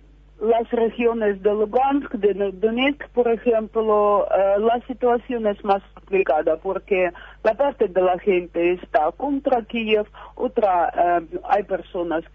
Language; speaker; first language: Spanish; non-native, fluent; Russian